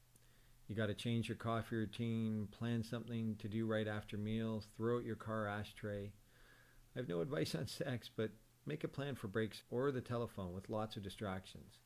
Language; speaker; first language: English; native; English